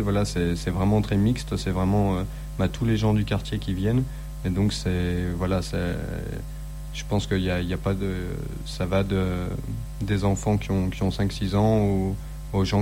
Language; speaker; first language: French; native; French